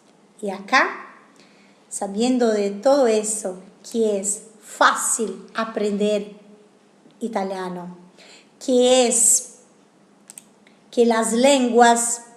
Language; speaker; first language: Spanish; non-native, fluent; Italian